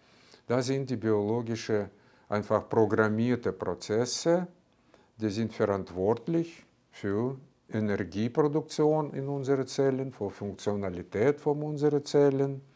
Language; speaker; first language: German; non-native, fluent; Russian